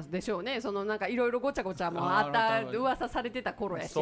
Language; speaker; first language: Japanese; native; Japanese